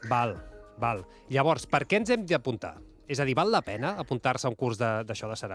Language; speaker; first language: Catalan; native; Catalan